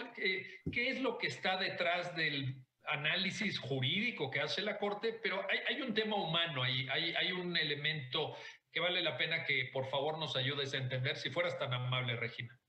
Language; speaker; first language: Spanish; native; Spanish